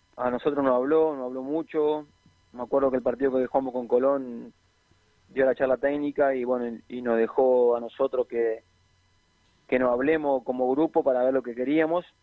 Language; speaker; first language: Spanish; native; Spanish